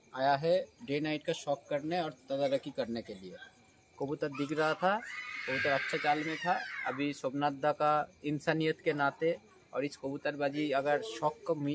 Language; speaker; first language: Hindi; non-native, local second language; Bangla